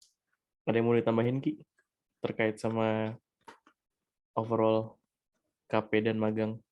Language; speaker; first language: Indonesian; native; Indonesian